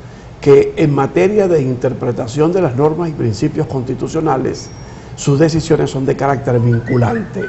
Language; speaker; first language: Spanish; native; Spanish